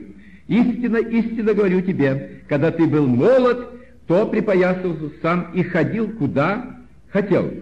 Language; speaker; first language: Russian; native; Russian